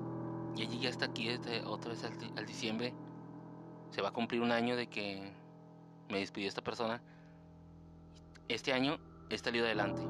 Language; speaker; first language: Spanish; native; Spanish